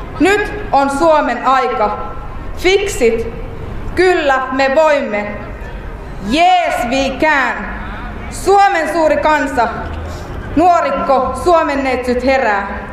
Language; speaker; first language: Finnish; native; Finnish